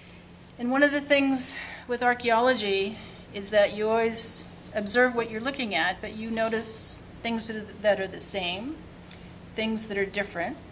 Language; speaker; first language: English; native; English